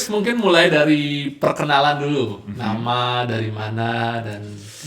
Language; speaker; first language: Indonesian; native; Indonesian